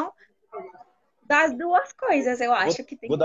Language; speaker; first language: Portuguese; non-native, fluent; Spanish